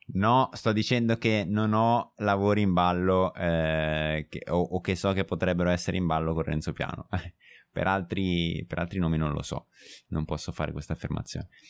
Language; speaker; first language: Italian; native; Italian